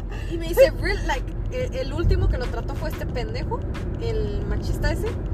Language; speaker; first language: Spanish; early bilingual, heritage; Spanish